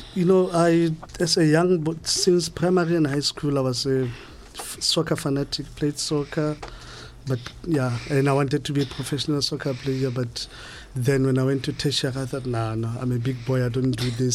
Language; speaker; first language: English; non-native, local second language; Southern Sotho